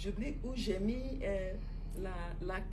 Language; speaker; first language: French; non-native, fluent; Igbo